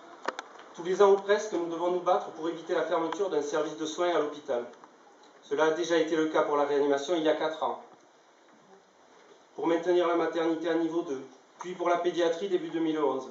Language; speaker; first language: French; native; French